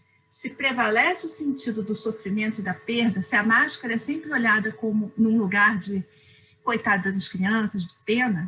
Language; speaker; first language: Portuguese; native; Portuguese